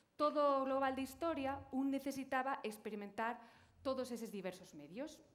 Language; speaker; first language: Galician; native; Galician